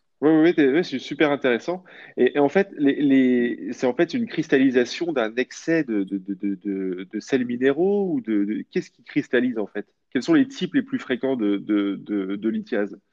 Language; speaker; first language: French; native; French